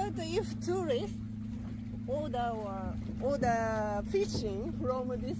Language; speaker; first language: English; non-native, learner; Japanese